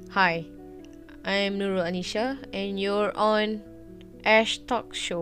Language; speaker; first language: English; non-native, local second language; Malay